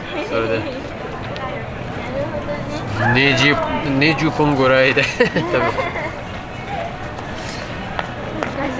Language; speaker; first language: Japanese; non-native, learner; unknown